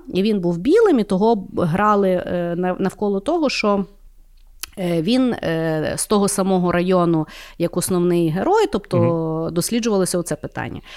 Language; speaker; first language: Ukrainian; native; Ukrainian